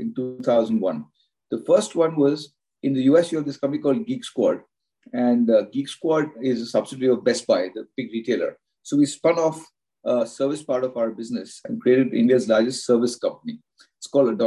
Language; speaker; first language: English; non-native, local second language; Hindi